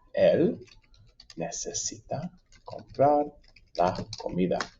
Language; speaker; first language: Spanish; non-native, fluent; English